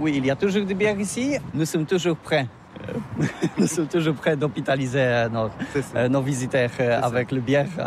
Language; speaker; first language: French; non-native, learner; Polish